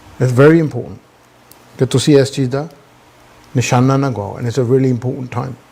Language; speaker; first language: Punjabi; early bilingual, heritage; Punjabi